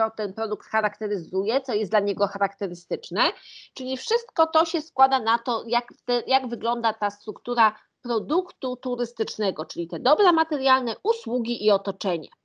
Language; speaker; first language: Polish; native; Polish